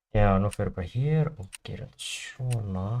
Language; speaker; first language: Icelandic; non-native, learner; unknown